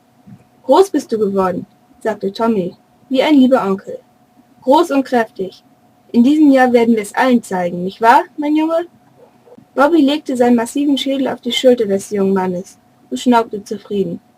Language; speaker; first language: German; native; German